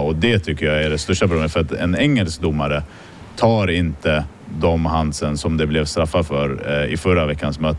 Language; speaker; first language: Swedish; native; Swedish